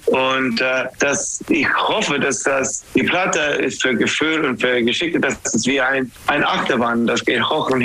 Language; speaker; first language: German; non-native, fluent; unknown